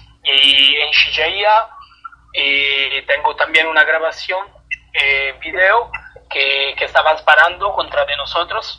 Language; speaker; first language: Spanish; non-native, fluent; Italian